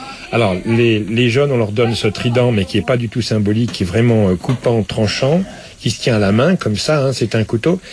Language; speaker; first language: French; native; French